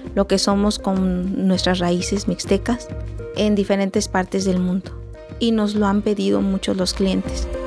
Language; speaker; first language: Spanish; non-native, local second language; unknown